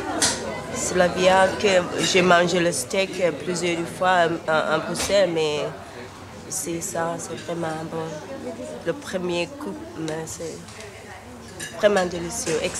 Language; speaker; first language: French; non-native, fluent; English